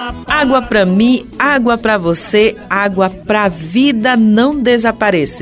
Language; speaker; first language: Portuguese; native; Portuguese